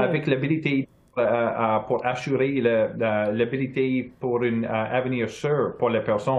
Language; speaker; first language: French; non-native, local second language; English